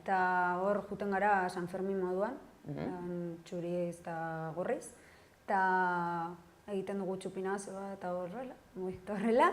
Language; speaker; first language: Basque; non-native, local second language; Spanish